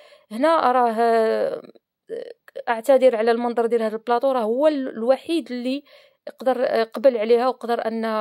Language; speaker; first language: Arabic; native; Arabic